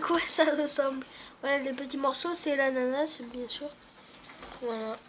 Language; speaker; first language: French; native; French